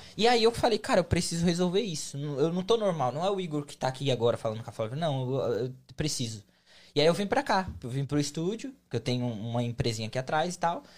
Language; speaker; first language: Portuguese; native; Portuguese